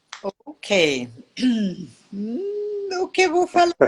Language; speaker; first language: Portuguese; non-native, learner; German